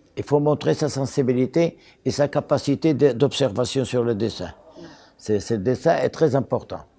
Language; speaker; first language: French; non-native, local second language; Arabic